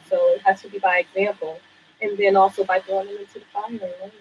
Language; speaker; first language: English; native; English